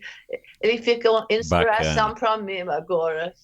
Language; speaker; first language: Portuguese; non-native, fluent; English